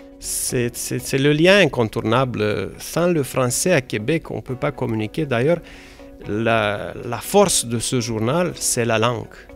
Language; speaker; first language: French; non-native, fluent; Romanian